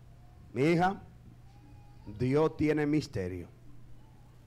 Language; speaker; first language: Spanish; native; Spanish